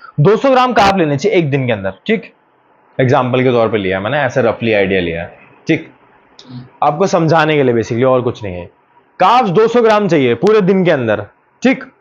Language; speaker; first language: Hindi; native; Hindi